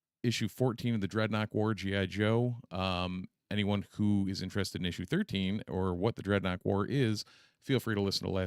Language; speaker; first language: English; native; English